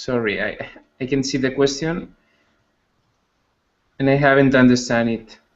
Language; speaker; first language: English; non-native, learner; Spanish